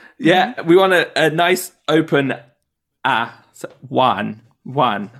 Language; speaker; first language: English; native; English